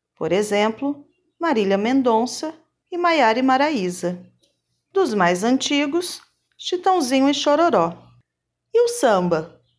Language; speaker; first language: Portuguese; native; Portuguese